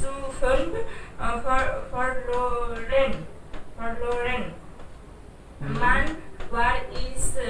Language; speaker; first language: German; non-native, learner; Hindi